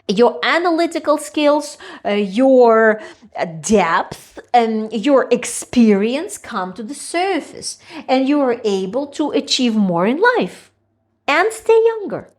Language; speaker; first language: English; non-native, fluent; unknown